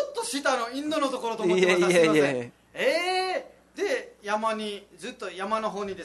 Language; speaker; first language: Japanese; non-native, fluent; Nepali